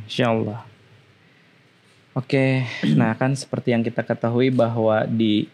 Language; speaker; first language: Indonesian; non-native, local second language; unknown